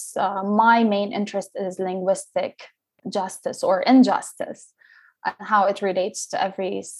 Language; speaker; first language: English; non-native, local second language; Arabic